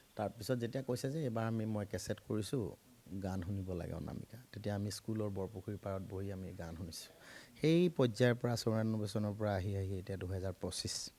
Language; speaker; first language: Assamese; native; Assamese